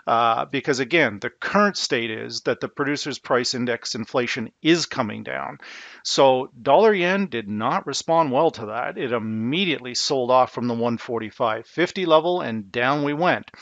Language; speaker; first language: English; native; English